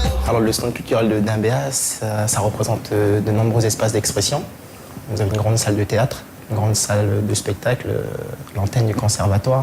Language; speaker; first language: French; native; French